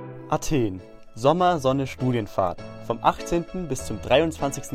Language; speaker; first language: German; native; German